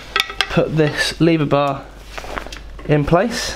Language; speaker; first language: English; native; English